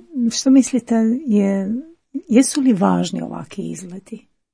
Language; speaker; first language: Croatian; native; Croatian